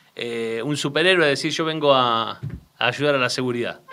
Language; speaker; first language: Spanish; native; Spanish